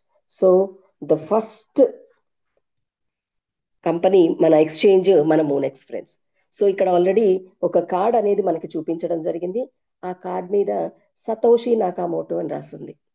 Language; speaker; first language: Telugu; native; Telugu